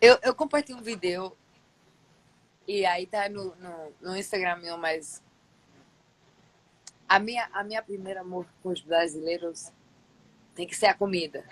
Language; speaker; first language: Portuguese; non-native, fluent; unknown